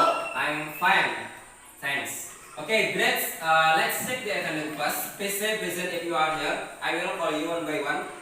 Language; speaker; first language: English; non-native, fluent; Indonesian